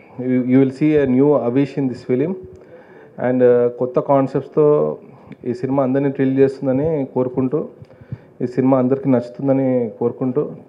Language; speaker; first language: Telugu; native; Telugu